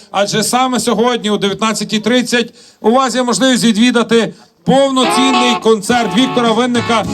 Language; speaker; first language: Ukrainian; native; Ukrainian